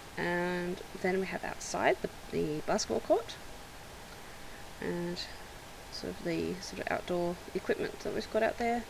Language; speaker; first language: English; native; English